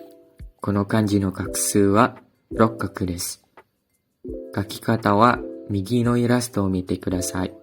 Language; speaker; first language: Japanese; non-native, learner; Indonesian